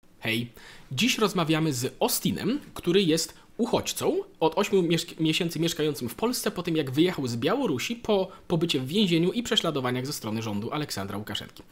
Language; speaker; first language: Polish; native; Polish